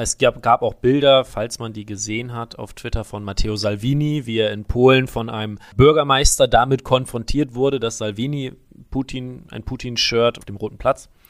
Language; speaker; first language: German; native; German